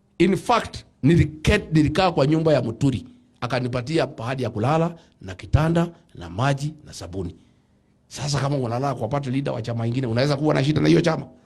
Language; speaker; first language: Swahili; non-native, local second language; Kikuyu